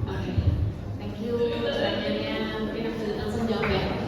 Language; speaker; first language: Indonesian; native; Indonesian